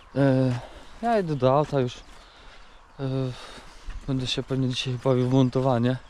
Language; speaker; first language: Polish; native; Polish